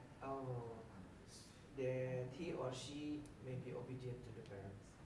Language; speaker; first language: English; non-native, fluent; Indonesian